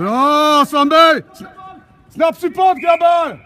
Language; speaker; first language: Swedish; non-native, fluent; French